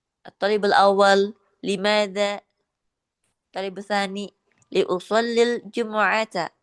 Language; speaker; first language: Arabic; non-native, learner; Indonesian